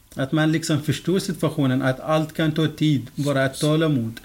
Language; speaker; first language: Swedish; non-native, fluent; Arabic